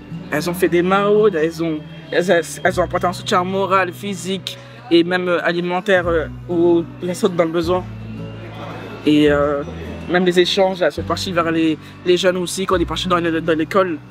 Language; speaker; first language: French; native; French